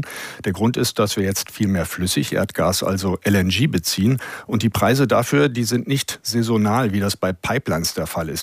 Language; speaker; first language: German; native; German